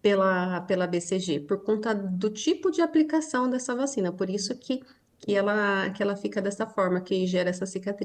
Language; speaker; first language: Portuguese; native; Portuguese